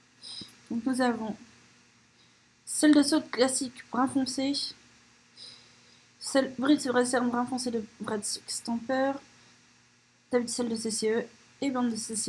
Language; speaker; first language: French; native; French